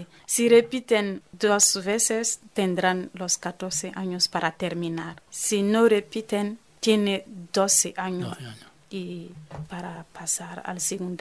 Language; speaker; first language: Spanish; non-native, fluent; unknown